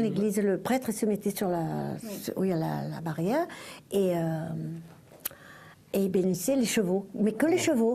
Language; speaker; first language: French; native; French